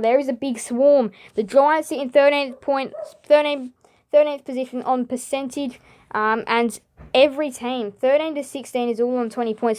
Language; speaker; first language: English; native; English